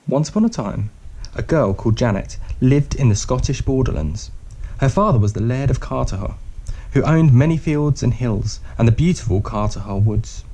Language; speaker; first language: English; native; English